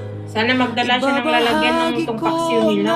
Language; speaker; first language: Filipino; native; Filipino